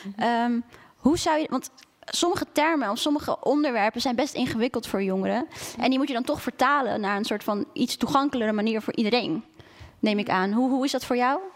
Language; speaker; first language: Dutch; native; Dutch